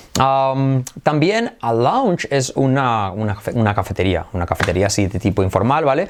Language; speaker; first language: Spanish; native; Spanish